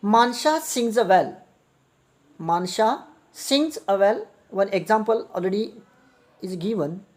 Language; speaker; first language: English; non-native, local second language; Marathi